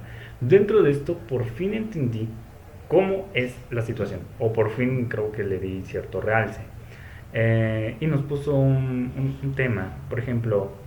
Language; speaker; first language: Spanish; native; Spanish